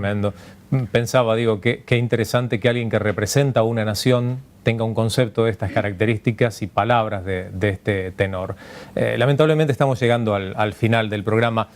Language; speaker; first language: Spanish; native; Spanish